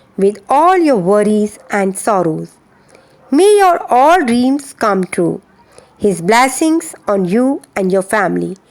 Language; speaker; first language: English; non-native, local second language; Hindi